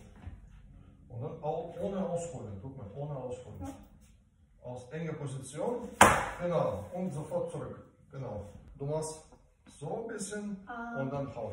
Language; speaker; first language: German; non-native, fluent; Russian